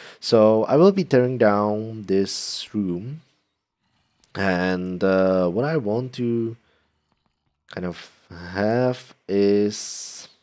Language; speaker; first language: English; non-native, fluent; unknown